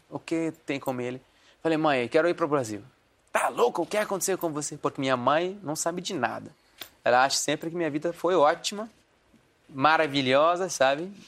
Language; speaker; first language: Portuguese; non-native, fluent; Arabic